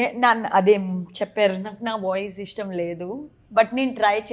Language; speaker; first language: Telugu; non-native, learner; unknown